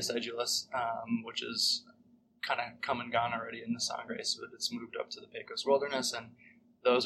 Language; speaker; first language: English; native; English